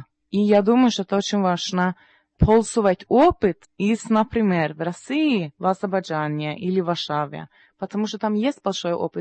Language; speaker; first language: Russian; non-native, learner; Norwegian